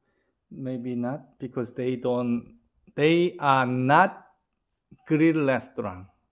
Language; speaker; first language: English; non-native, learner; Korean